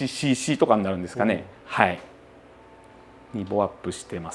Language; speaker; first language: Japanese; native; Japanese